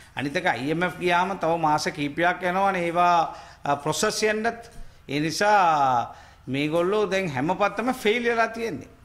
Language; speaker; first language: Sinhala; non-native, local second language; Tamil